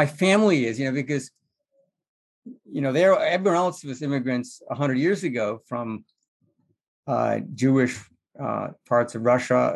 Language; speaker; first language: English; native; English